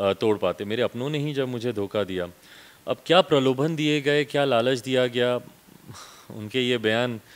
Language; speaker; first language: Hindi; native; Hindi